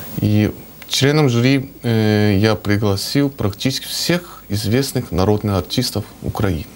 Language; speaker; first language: Russian; non-native, fluent; Japanese